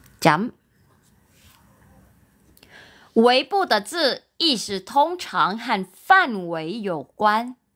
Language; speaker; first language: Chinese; non-native, learner; Vietnamese